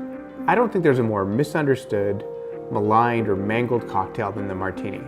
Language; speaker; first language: English; native; English